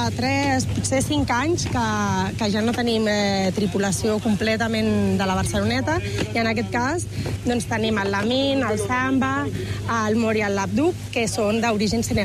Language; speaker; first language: Catalan; native; Catalan